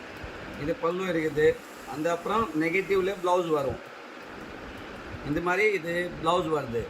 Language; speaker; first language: Tamil; non-native, fluent; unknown